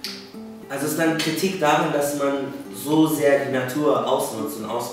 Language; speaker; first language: German; native; German